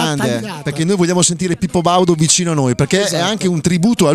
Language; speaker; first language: Italian; native; Italian